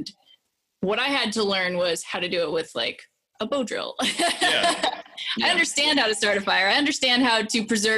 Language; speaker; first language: English; native; English